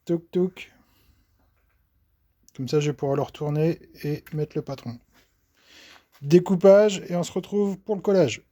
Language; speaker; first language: French; native; French